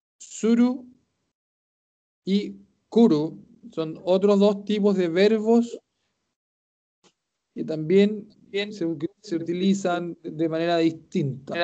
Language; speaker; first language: Spanish; native; Spanish